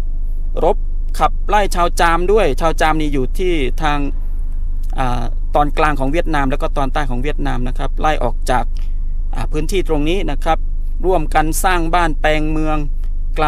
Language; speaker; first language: Thai; native; Thai